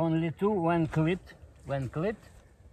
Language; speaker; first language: English; non-native, learner; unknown